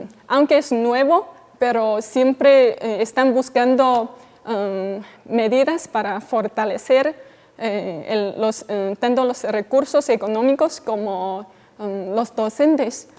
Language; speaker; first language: Spanish; non-native, fluent; Chinese